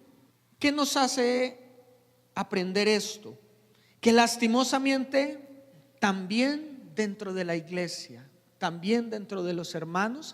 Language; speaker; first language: Spanish; native; Spanish